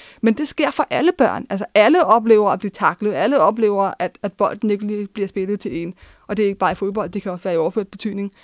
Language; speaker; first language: Danish; early bilingual, other home language; Turkish